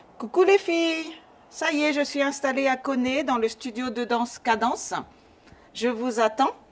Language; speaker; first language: French; native; French